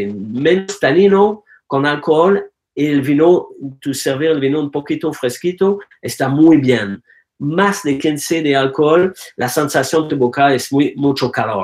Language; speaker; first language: Spanish; non-native, learner; French